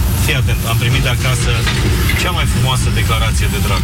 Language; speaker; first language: Romanian; native; Romanian